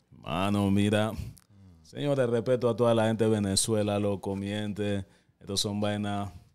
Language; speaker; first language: Spanish; native; Spanish